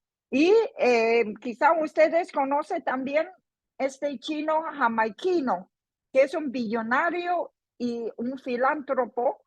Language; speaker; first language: Spanish; non-native, fluent; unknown